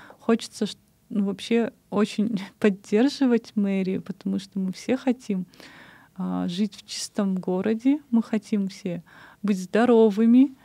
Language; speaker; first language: Russian; non-native, local second language; Kyrgyz